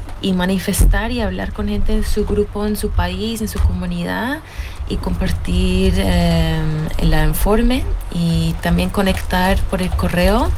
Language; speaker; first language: Spanish; early bilingual, heritage; Spanish